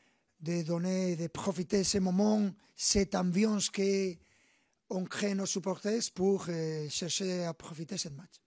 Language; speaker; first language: French; non-native, fluent; Spanish